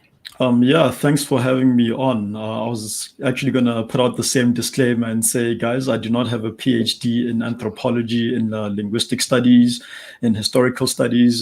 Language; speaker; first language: English; non-native, local second language; Tswana